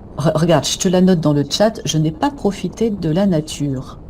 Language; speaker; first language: French; native; French